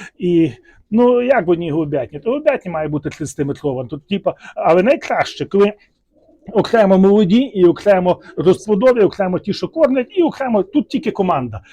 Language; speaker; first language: Ukrainian; native; Ukrainian